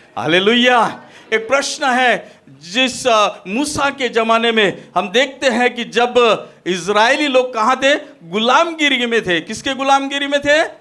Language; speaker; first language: Hindi; non-native, local second language; Marathi